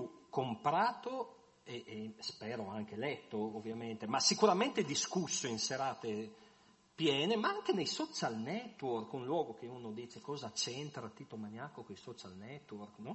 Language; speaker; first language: Italian; native; Italian